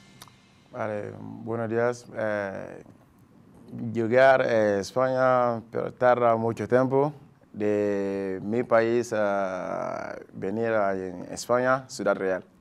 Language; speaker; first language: Spanish; non-native, learner; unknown